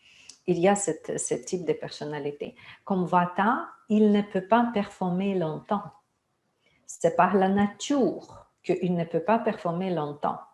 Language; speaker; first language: French; non-native, fluent; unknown